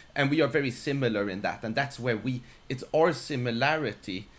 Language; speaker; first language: English; non-native, fluent; Swedish